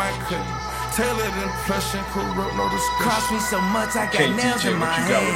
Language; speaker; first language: English; non-native, fluent; Punjabi